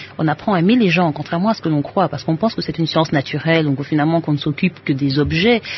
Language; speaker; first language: French; native; French